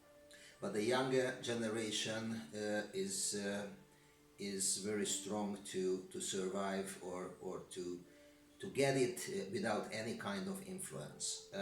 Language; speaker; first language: English; non-native, learner; Hungarian